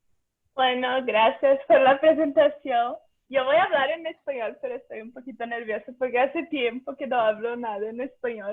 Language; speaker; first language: Spanish; non-native, fluent; Portuguese